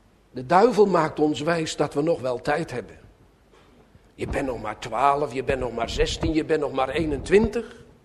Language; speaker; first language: Dutch; native; Dutch